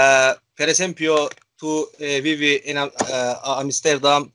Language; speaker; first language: Italian; non-native, learner; Azerbaijani